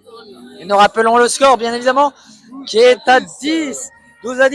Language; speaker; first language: French; native; French